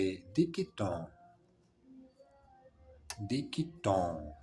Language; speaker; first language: French; non-native, learner; Portuguese